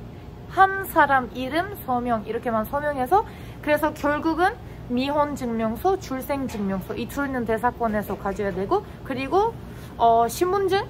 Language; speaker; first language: Korean; non-native, fluent; Turkish